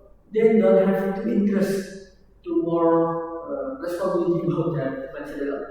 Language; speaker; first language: English; non-native, learner; Indonesian